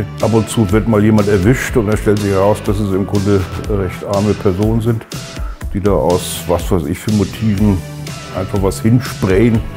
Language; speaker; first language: German; native; German